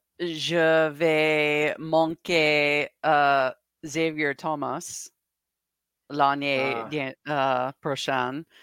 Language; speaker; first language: French; non-native, learner; English